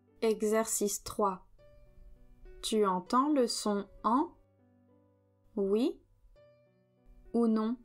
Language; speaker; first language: French; native; French